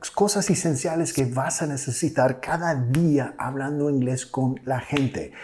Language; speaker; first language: Spanish; non-native, fluent; English